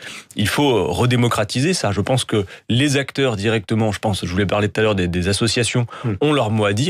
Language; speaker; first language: French; native; French